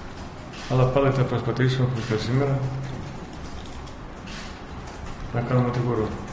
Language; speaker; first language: Greek; non-native, learner; Spanish